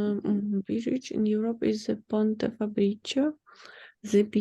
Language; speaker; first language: English; non-native, learner; Ukrainian